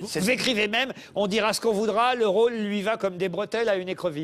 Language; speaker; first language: French; native; French